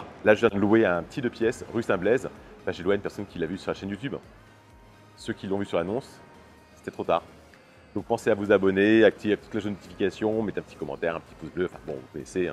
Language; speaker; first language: French; native; French